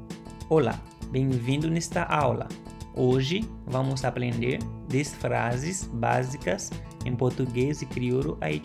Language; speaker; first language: Portuguese; non-native, fluent; Haitian Creole